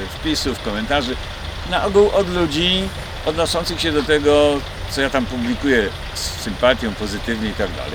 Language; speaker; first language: Polish; native; Polish